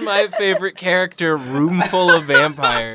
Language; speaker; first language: English; native; English